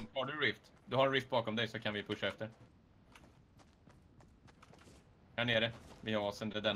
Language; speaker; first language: Swedish; native; Swedish